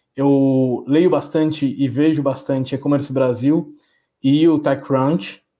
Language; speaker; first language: Portuguese; native; Portuguese